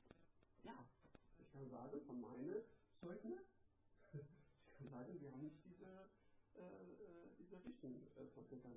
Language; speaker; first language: German; non-native, learner; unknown